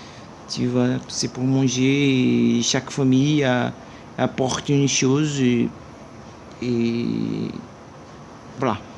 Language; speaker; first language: French; non-native, learner; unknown